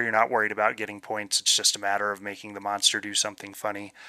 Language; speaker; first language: English; native; English